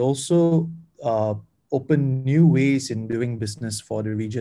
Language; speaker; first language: English; non-native, local second language; Malay